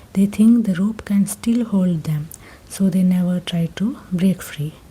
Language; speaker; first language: English; non-native, local second language; Kannada